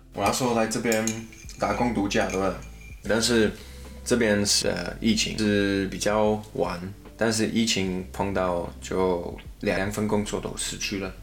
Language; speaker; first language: Chinese; non-native, fluent; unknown